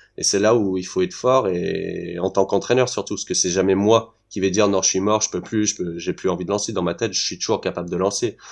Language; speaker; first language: French; early bilingual, heritage; French